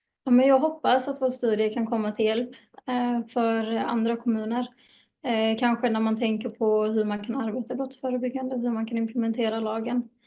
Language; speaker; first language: Swedish; native; Swedish